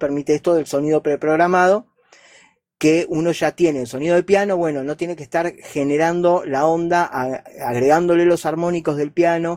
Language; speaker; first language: Spanish; native; Spanish